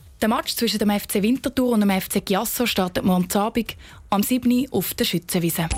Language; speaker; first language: German; native; German